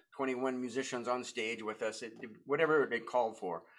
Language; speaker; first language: English; native; English